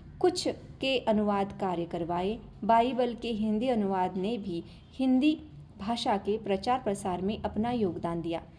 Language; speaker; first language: Hindi; non-native, local second language; Marathi